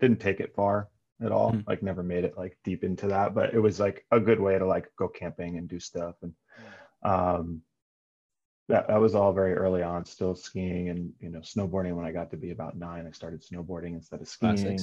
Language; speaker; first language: English; native; English